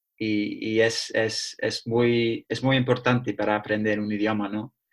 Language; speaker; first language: Spanish; non-native, learner; English